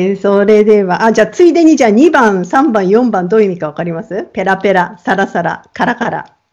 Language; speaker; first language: Japanese; native; Japanese